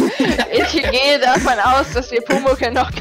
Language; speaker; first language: German; native; German